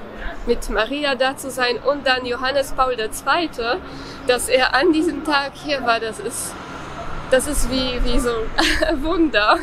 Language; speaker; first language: German; non-native, fluent; Polish